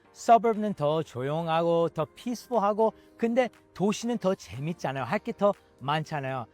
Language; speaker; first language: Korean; early bilingual, heritage; Korean